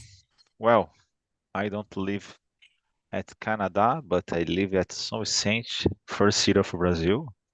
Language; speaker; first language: English; non-native, fluent; Portuguese